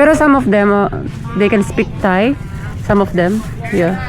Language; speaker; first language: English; non-native, local second language; Filipino